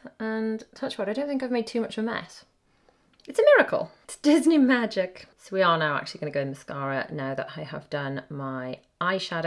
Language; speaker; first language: English; native; English